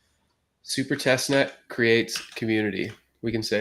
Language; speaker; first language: English; native; English